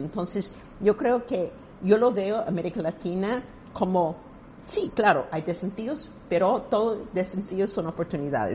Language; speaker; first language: Spanish; non-native, fluent; English